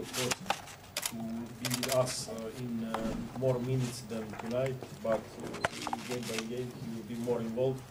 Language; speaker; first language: English; non-native, fluent; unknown